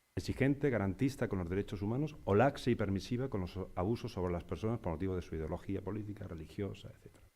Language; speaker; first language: Spanish; non-native, local second language; Catalan